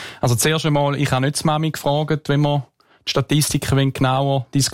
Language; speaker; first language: German; native; German